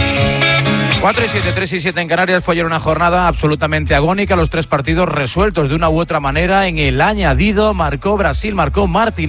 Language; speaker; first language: Spanish; native; Spanish